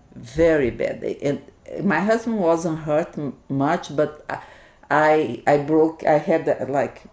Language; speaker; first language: English; non-native, learner; Portuguese